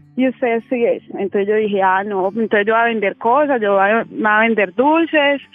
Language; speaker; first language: Spanish; native; Spanish